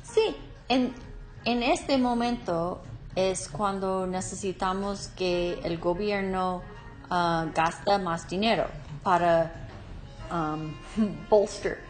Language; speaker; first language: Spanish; non-native, learner; English